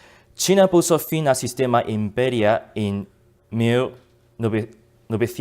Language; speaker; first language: Spanish; non-native, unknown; Chinese